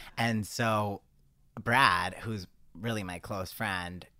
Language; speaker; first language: English; native; English